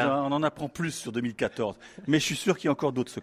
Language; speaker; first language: French; native; French